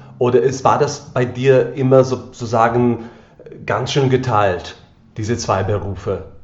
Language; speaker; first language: German; non-native, fluent; Slovak